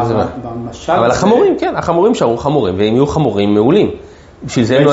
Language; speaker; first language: Hebrew; native; Hebrew